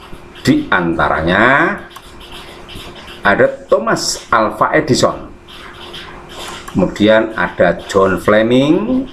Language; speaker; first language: Indonesian; native; Indonesian